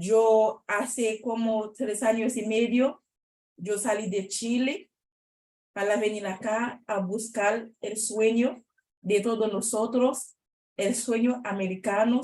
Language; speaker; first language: Spanish; non-native, learner; Haitian Creole